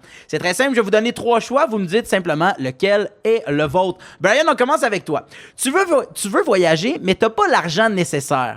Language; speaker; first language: French; native; French